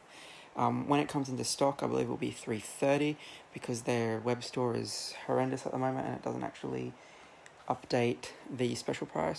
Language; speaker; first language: English; native; English